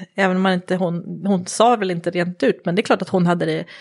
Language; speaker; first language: Swedish; native; Swedish